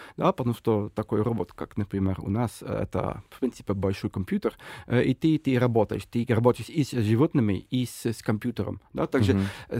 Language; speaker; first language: Russian; non-native, fluent; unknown